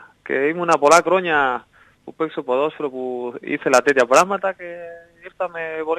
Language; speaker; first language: Greek; non-native, learner; Spanish